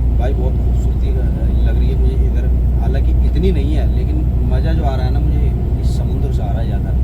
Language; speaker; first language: Hindi; native; Hindi